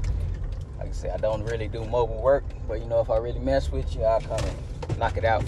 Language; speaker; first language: English; native; English